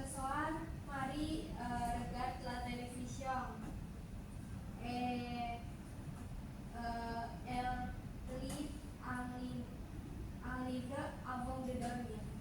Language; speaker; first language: French; non-native, learner; Indonesian